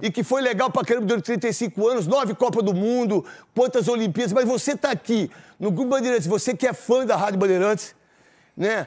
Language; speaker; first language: Portuguese; native; Portuguese